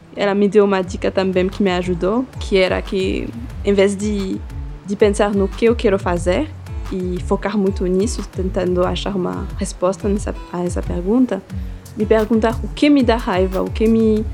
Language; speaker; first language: Portuguese; non-native, fluent; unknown